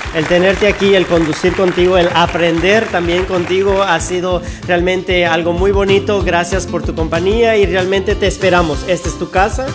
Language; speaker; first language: Spanish; native; Spanish